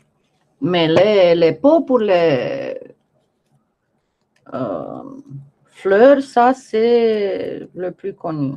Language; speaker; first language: French; non-native, fluent; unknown